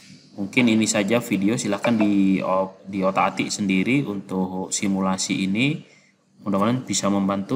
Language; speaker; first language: Indonesian; native; Indonesian